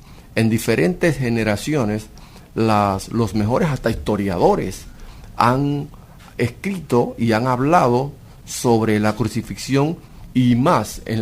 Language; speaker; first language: Spanish; native; Spanish